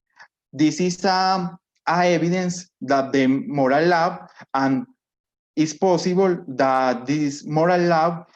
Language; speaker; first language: English; non-native, learner; Spanish